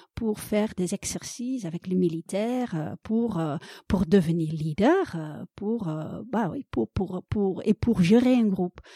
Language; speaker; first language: French; non-native, fluent; Dutch